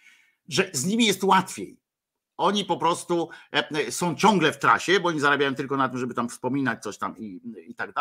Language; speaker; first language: Polish; native; Polish